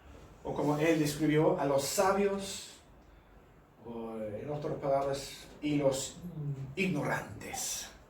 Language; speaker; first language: Spanish; non-native, fluent; English